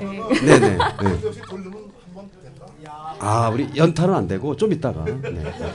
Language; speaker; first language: Korean; native; Korean